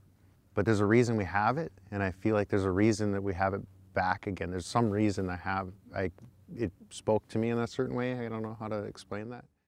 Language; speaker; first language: English; native; English